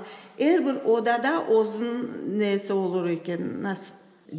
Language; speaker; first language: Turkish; non-native, learner; Crimean Tatar